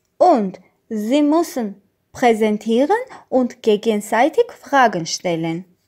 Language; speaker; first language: German; non-native, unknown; Russian